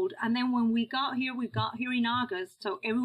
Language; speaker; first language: English; non-native, fluent; Spanish